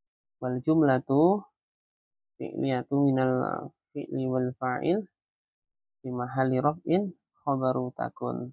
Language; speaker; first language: Arabic; non-native, fluent; Indonesian